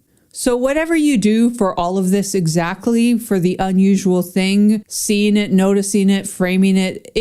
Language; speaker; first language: English; native; English